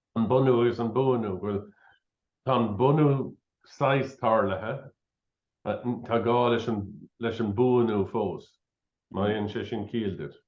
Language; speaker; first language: Irish; non-native, local second language; English